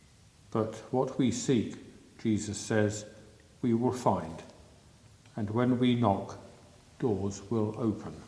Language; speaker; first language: English; native; English